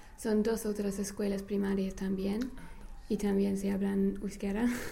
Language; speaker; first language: Spanish; non-native, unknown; English